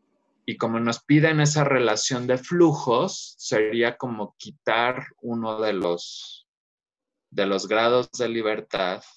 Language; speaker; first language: Spanish; native; Spanish